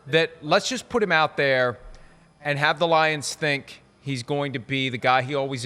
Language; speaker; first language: English; native; English